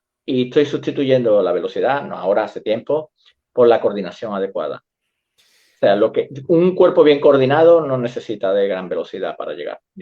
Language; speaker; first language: Spanish; native; Spanish